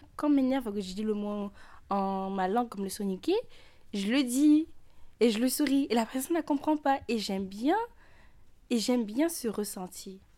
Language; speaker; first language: French; native; French